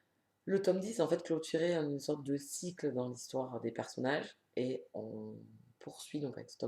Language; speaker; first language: French; native; French